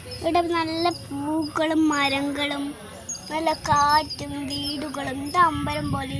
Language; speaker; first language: Malayalam; native; Malayalam